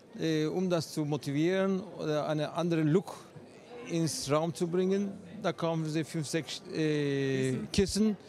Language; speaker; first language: German; non-native, fluent; Turkish